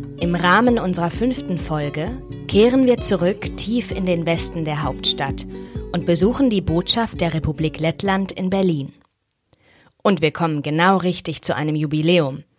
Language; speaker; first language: German; native; German